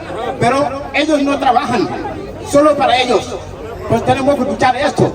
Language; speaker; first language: Spanish; non-native, learner; Wolof